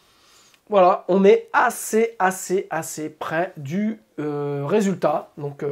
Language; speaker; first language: French; native; French